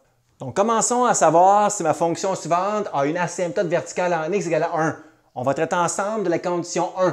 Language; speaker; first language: French; native; French